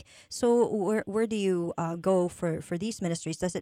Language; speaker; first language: English; non-native, local second language; Filipino